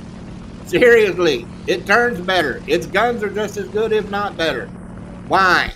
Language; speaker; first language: English; native; English